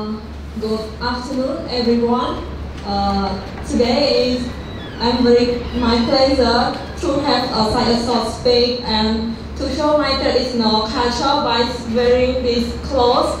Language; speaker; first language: English; non-native, learner; Khmer